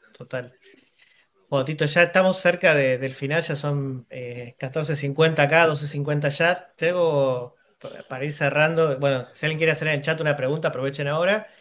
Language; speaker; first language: Spanish; native; Spanish